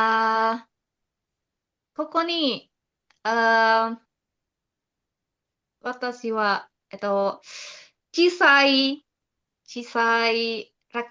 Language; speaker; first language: Japanese; non-native, learner; Indonesian